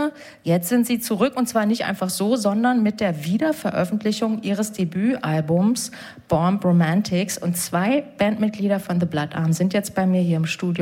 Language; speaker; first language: German; native; German